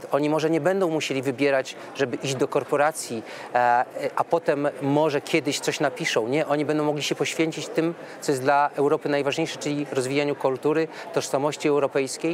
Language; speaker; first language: Polish; native; Polish